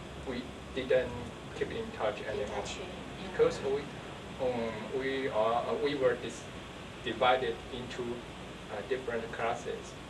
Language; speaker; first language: English; non-native, learner; Chinese